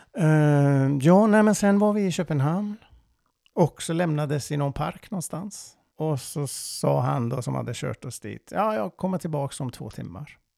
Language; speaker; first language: Swedish; non-native, fluent; Persian